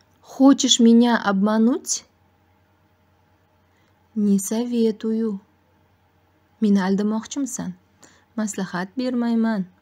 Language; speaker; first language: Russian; non-native, fluent; Uzbek